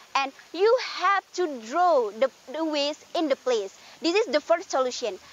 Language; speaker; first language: English; non-native, learner; Indonesian